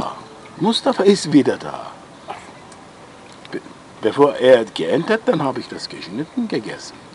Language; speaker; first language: German; non-native, local second language; Turkish